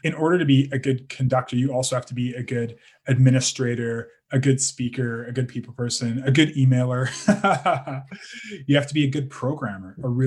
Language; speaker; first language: English; native; English